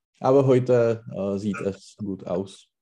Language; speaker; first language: German; non-native, learner; Czech